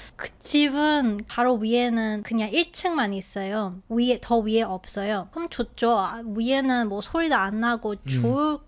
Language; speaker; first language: Korean; non-native, fluent; English